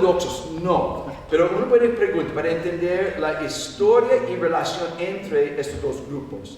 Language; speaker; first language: Spanish; non-native, fluent; English